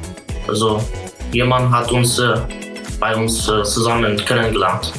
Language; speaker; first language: German; non-native, local second language; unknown